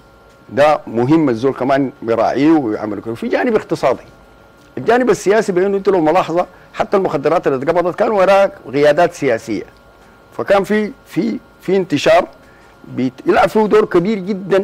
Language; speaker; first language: Arabic; native; Arabic